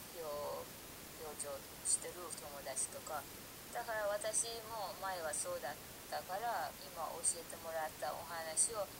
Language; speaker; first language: Japanese; non-native, fluent; Persian